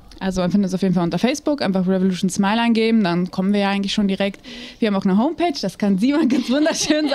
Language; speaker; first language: German; native; German